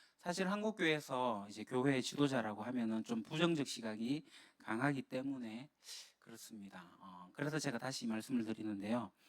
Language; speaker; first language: Korean; native; Korean